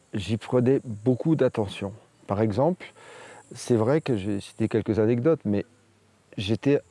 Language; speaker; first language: French; native; French